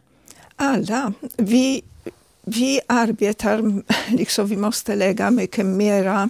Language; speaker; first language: Swedish; non-native, fluent; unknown